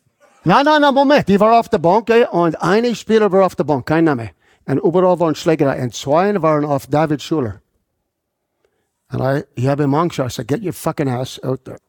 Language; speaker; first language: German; non-native, fluent; English